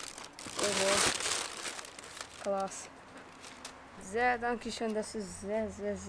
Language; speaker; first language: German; non-native, learner; Russian